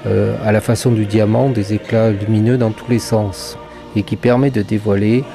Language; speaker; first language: French; native; French